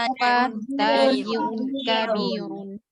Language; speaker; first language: Arabic; non-native, learner; Indonesian